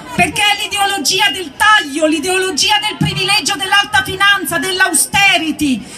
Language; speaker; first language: Italian; native; Italian